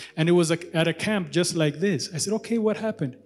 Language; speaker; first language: English; non-native, local second language; Amharic